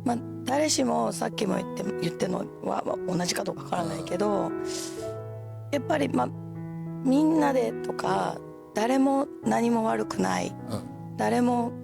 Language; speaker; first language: Japanese; native; Japanese